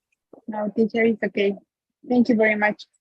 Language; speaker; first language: English; non-native, learner; Spanish